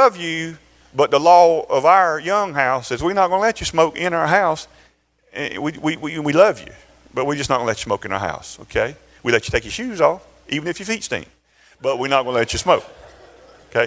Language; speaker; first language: English; native; English